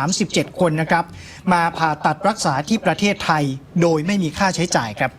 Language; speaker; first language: Thai; native; Thai